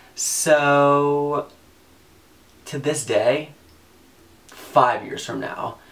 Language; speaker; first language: English; native; English